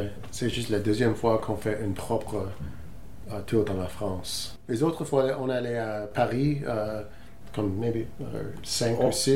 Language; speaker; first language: French; non-native, learner; English